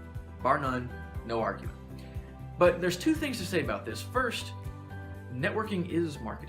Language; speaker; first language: English; native; English